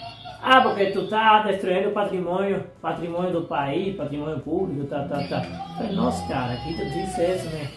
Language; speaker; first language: Portuguese; non-native, fluent; Spanish